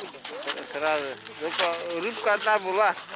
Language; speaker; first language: Russian; non-native, local second language; Yakut